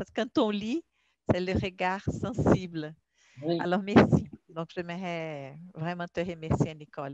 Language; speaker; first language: French; non-native, fluent; Portuguese